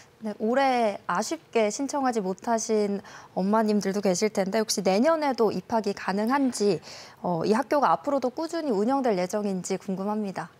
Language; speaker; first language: Korean; native; Korean